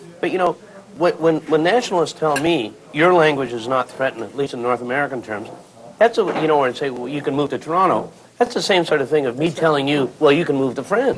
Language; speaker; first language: English; native; English